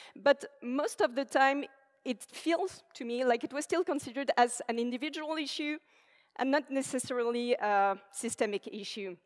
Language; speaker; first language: English; non-native, fluent; French